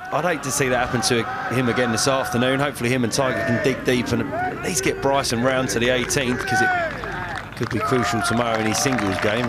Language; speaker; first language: English; native; English